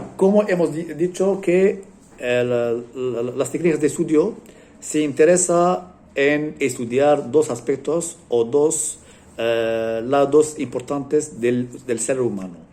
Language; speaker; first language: Spanish; non-native, fluent; Arabic